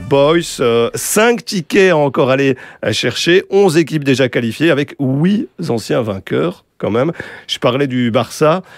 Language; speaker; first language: French; native; French